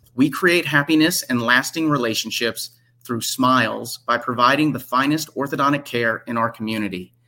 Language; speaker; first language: English; native; English